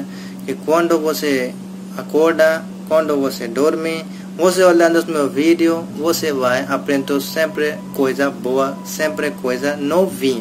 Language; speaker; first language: Portuguese; non-native, learner; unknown